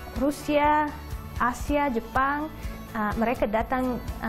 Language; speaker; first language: Indonesian; non-native, fluent; English